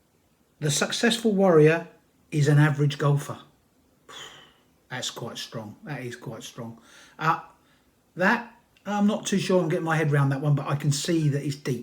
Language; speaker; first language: English; native; English